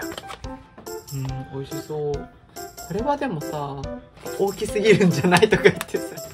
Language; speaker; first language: Japanese; native; Japanese